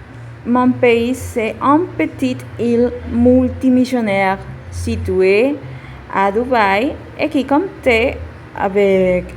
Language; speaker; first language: French; non-native, learner; Spanish